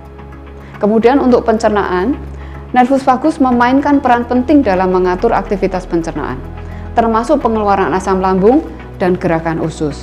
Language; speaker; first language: Indonesian; native; Indonesian